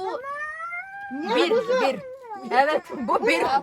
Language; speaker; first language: Turkish; non-native, learner; Russian